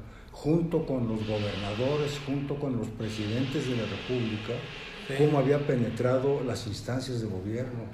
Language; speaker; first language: Spanish; native; Spanish